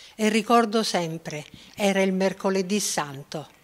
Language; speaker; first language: Italian; native; Italian